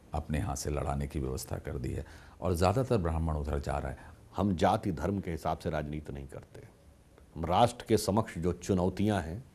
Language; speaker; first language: Hindi; native; Hindi